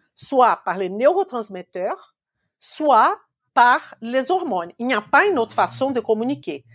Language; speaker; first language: French; non-native, fluent; Portuguese